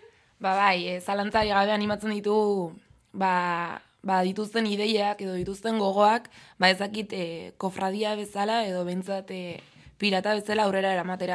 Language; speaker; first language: Basque; native; Basque